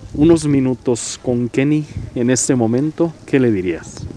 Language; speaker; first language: Spanish; native; Spanish